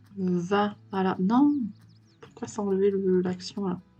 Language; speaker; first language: French; native; French